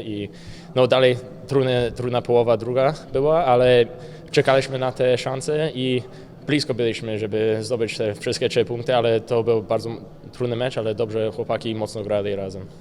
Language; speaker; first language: Polish; early bilingual, heritage; Polish